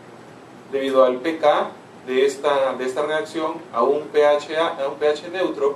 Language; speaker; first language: Spanish; native; Spanish